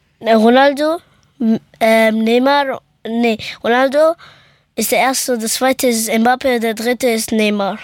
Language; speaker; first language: German; early bilingual, other home language; Persian